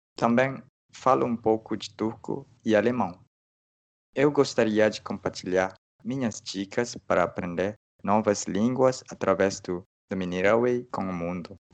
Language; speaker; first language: Portuguese; non-native, fluent; Malay